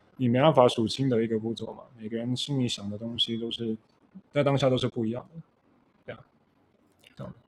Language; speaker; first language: Chinese; early bilingual, heritage; Chinese